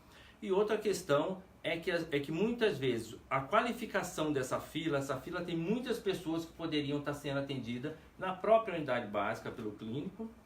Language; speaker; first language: Portuguese; native; Portuguese